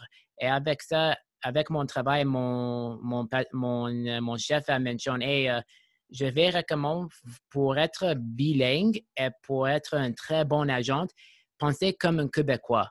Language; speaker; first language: French; non-native, learner; English